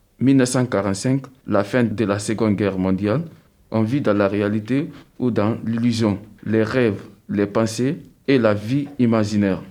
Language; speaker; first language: French; non-native, local second language; Susu